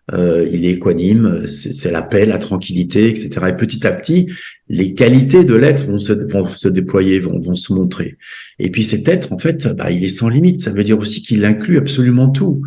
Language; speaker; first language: French; native; French